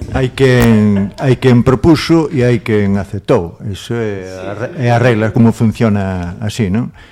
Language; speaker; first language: Galician; non-native, local second language; Spanish